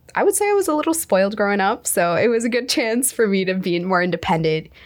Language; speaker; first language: English; non-native, fluent; Arabic